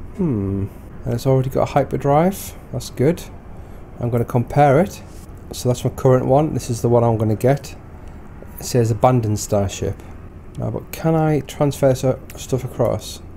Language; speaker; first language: English; native; English